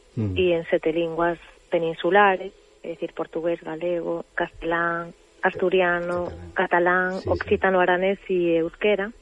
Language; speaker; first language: Galician; native; Galician